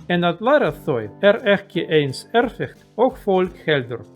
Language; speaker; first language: Icelandic; non-native, learner; Russian